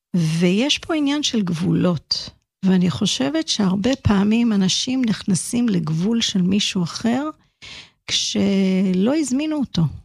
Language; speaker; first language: Hebrew; early bilingual, other home language; English